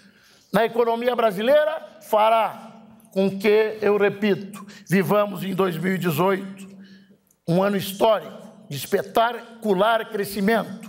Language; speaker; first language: Portuguese; native; Portuguese